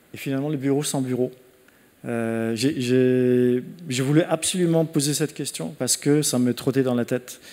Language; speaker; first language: French; non-native, fluent; Danish